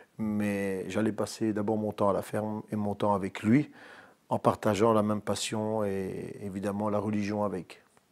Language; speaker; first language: French; native; French